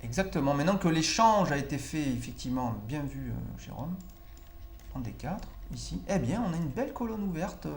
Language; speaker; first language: French; native; French